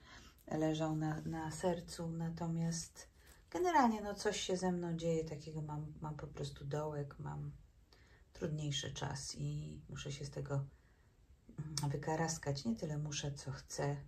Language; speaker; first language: Polish; native; Polish